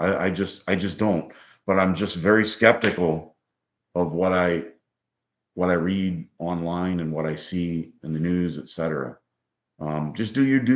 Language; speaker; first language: English; native; English